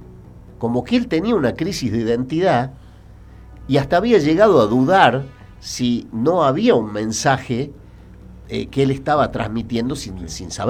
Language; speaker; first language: Spanish; native; Spanish